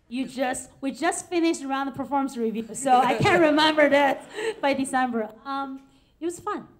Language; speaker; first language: English; non-native, fluent; Chinese